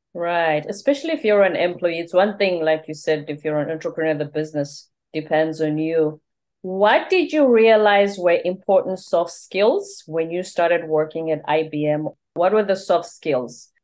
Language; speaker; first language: English; non-native, local second language; Zulu